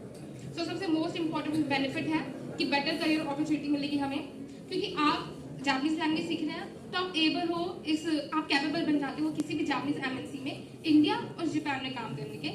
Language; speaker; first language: Hindi; native; Hindi